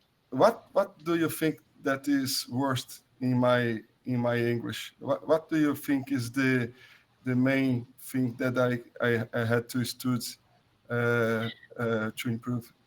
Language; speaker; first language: English; non-native, learner; Portuguese